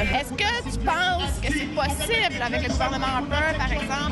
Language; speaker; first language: French; native; French